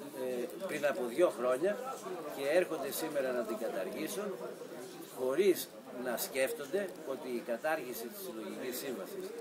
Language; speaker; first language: Greek; native; Greek